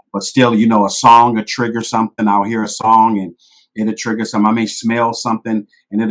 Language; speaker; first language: English; native; English